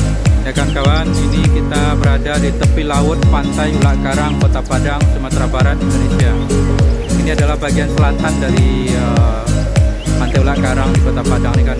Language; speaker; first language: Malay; non-native, local second language; Minangkabau